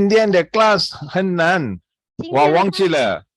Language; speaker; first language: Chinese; non-native, learner; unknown